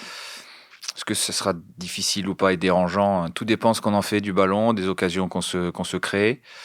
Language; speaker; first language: French; native; French